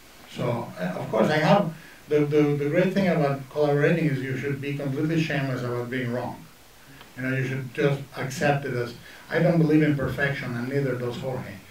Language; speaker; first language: English; non-native, fluent; Spanish